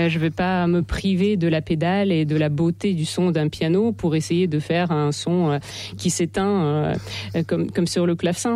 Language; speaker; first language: French; non-native, fluent; Russian